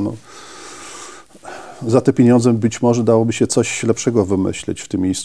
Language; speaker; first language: Polish; native; Polish